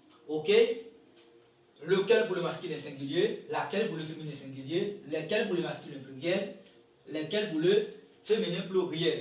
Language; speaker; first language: French; non-native, local second language; Haitian Creole